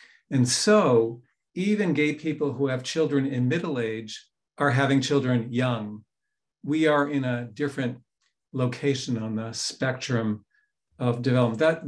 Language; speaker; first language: English; native; English